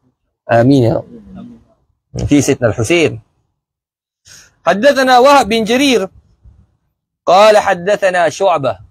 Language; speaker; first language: Arabic; non-native, fluent; Malay